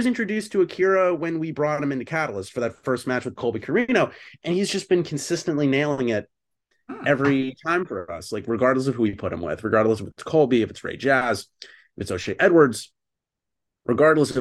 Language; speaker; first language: English; native; English